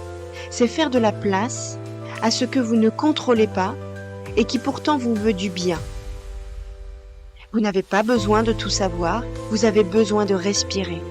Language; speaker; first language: French; native; French